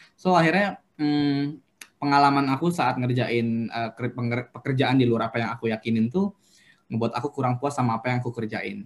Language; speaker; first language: Indonesian; native; Indonesian